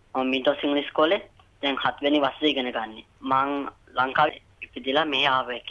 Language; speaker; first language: Sinhala; early bilingual, heritage; Sinhala